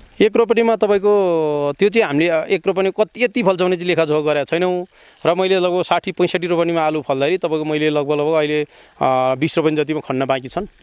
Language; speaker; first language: Nepali; non-native, local second language; Sherpa